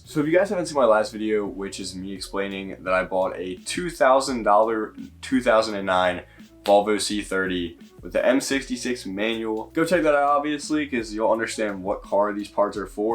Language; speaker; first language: English; native; English